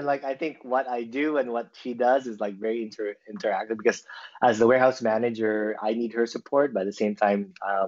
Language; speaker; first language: English; non-native, local second language; Filipino